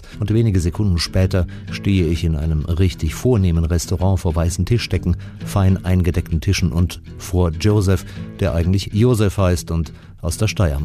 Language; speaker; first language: German; native; German